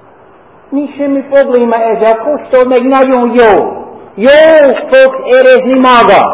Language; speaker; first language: Hungarian; non-native, fluent; English